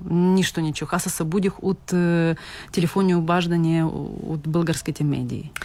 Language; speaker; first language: Bulgarian; early bilingual, heritage; Bulgarian